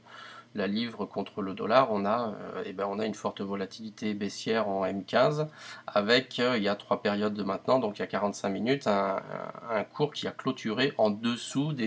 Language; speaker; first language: French; native; French